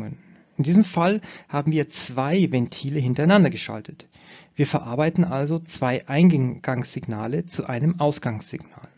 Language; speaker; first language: German; native; German